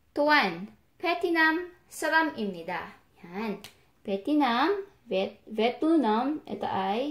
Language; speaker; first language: Korean; non-native, fluent; Filipino